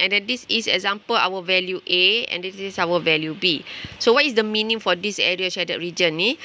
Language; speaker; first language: English; non-native, local second language; Malay